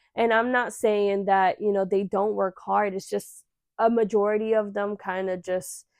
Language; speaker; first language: English; early bilingual, other home language; Spanish